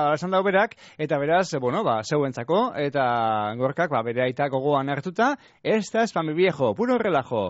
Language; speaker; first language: Basque; native; Basque